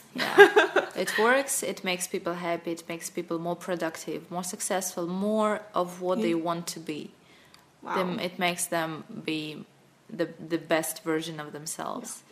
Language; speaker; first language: English; non-native, fluent; Russian